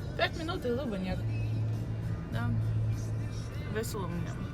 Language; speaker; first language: Russian; native; Russian